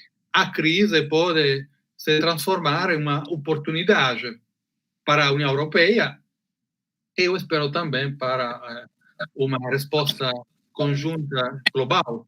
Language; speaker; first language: Spanish; non-native, local second language; Portuguese